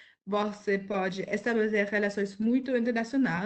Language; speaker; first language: Portuguese; non-native, fluent; German